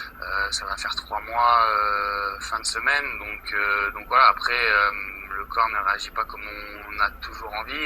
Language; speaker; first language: French; native; French